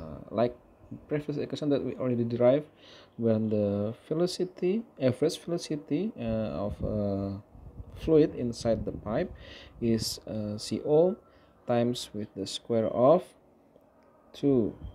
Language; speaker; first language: English; non-native, fluent; Indonesian